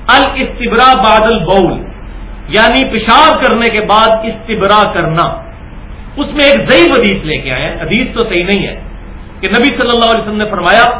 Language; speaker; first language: Urdu; non-native, local second language; Punjabi